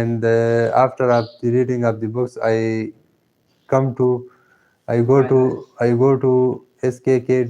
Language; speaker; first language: English; non-native, learner; Pashto